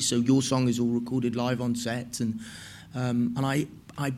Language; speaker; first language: English; native; English